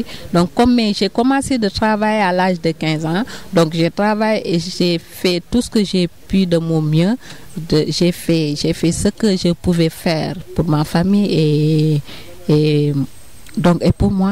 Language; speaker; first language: French; non-native, local second language; Wolof